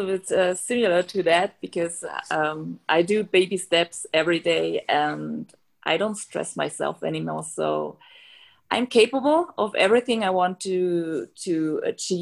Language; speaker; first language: English; non-native, fluent; German